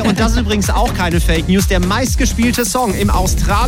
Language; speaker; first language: German; native; German